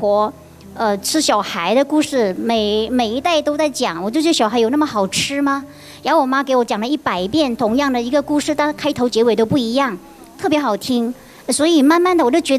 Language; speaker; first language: Chinese; non-native, local second language; Hakka Chinese